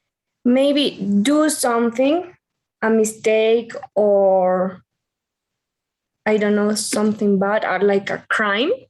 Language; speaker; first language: English; non-native, learner; Spanish